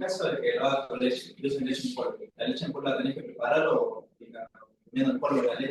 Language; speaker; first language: Spanish; native; Spanish